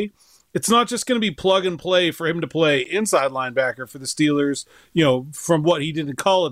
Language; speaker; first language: English; native; English